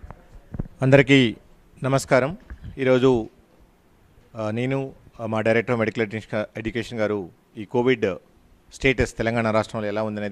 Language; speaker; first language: Telugu; native; Telugu